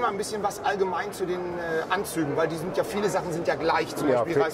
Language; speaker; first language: German; native; German